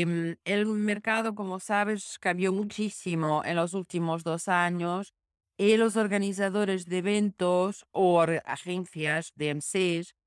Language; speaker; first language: Spanish; non-native, fluent; Portuguese